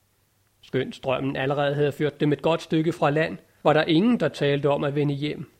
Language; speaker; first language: Danish; native; Danish